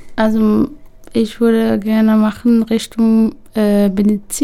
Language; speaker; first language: German; non-native, local second language; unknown